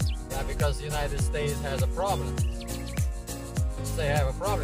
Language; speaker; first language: English; non-native, fluent; Russian